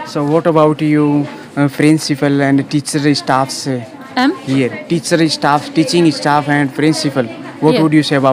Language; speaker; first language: English; non-native, local second language; Hindi